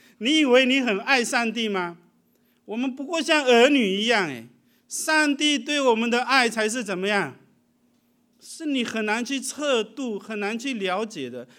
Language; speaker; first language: Chinese; early bilingual, heritage; Chinese